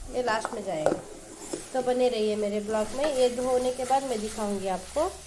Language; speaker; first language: Hindi; non-native, local second language; Urdu